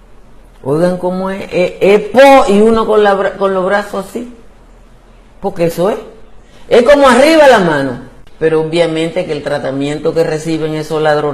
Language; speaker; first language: Spanish; native; Spanish